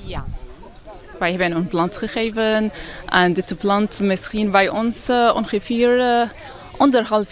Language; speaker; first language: Dutch; non-native, learner; Arabic